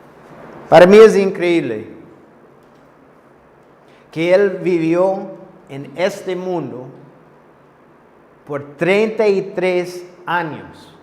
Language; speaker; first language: Spanish; non-native, fluent; English